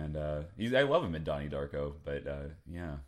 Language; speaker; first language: English; native; English